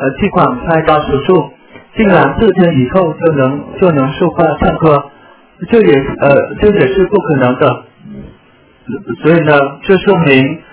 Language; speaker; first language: Chinese; non-native, fluent; Vietnamese